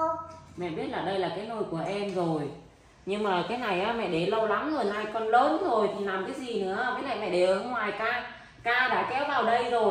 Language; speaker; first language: Vietnamese; native; Vietnamese